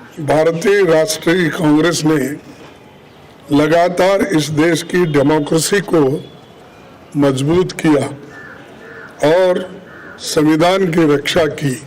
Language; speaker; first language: Hindi; non-native, local second language; Kannada